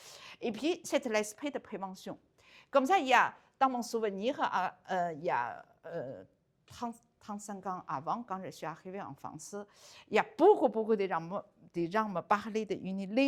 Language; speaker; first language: French; non-native, learner; Chinese